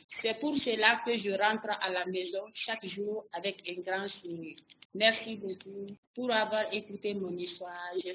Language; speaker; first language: French; non-native, local second language; Bambara